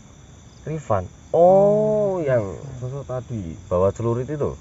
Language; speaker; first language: Indonesian; native; Indonesian